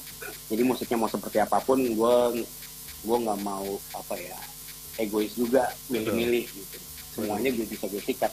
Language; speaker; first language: Indonesian; native; Indonesian